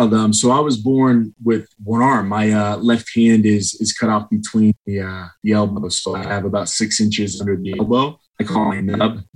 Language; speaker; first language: English; native; English